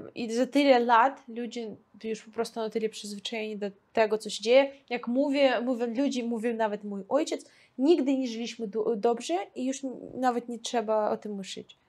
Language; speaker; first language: Polish; non-native, fluent; Russian